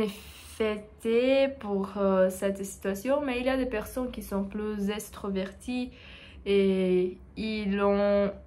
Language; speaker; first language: French; non-native, learner; Portuguese